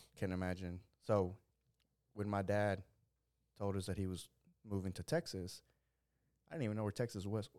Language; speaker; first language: English; early bilingual, other home language; Spanish